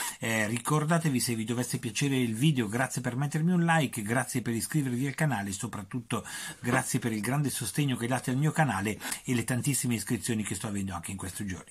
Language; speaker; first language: Italian; native; Italian